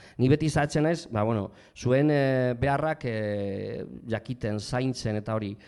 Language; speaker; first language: Basque; non-native, local second language; Spanish